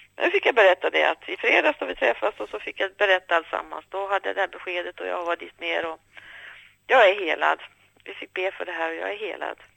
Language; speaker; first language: Swedish; native; Swedish